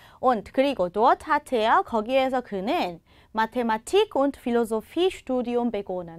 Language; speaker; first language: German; non-native, fluent; Korean